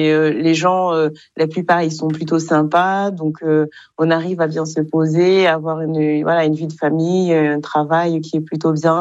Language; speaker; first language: French; non-native, local second language; Kinyarwanda